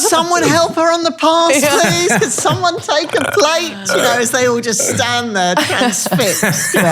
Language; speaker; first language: English; native; English